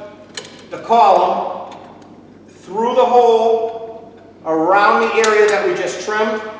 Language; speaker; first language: English; native; English